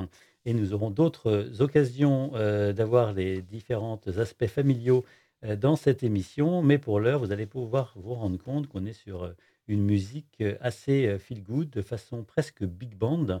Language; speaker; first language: French; native; French